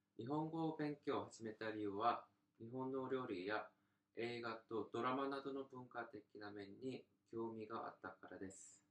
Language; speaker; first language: Japanese; non-native, learner; Korean